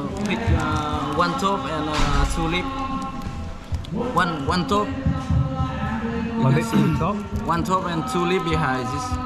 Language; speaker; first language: English; non-native, learner; Vietnamese